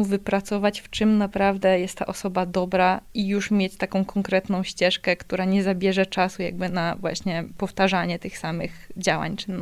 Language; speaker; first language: Polish; native; Polish